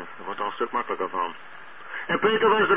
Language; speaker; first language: Dutch; native; Dutch